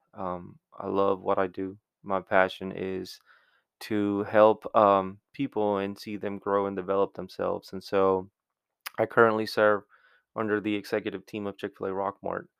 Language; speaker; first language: English; early bilingual, other home language; Spanish